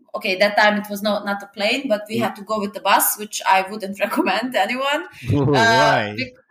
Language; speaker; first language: English; non-native, fluent; Serbian